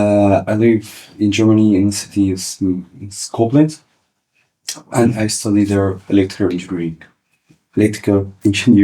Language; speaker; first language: English; early bilingual, other home language; Kurdish